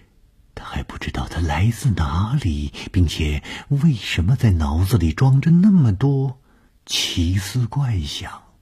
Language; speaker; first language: Chinese; native; Chinese